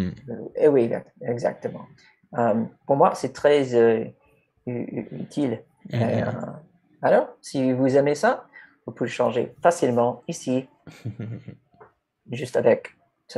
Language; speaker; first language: French; non-native, fluent; English